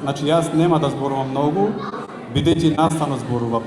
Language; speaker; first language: Macedonian; non-native, local second language; Albanian